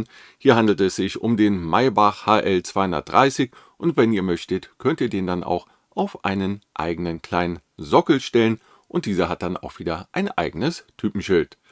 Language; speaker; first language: German; native; German